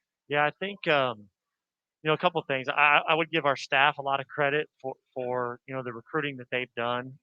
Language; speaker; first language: English; native; English